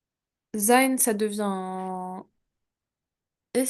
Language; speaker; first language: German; non-native, learner; French